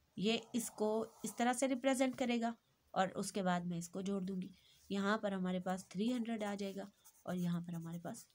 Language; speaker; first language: Urdu; native; Urdu